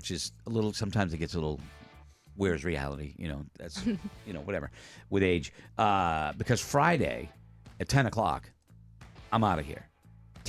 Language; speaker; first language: English; native; English